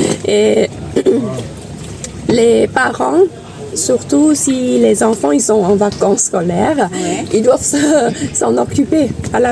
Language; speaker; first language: French; non-native, fluent; Thai